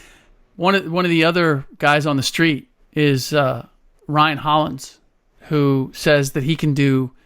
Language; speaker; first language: English; native; English